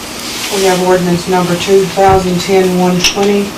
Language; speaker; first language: English; native; English